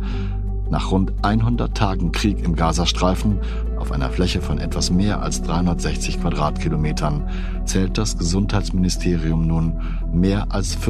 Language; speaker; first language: German; native; German